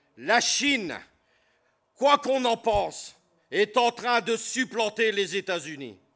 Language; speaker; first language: French; native; French